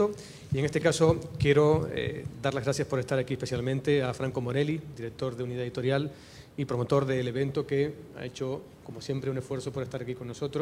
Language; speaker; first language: Spanish; native; Spanish